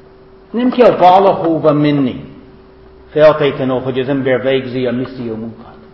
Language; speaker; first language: Hungarian; non-native, fluent; English